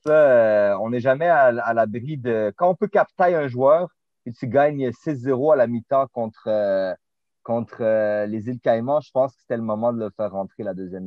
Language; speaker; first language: French; native; French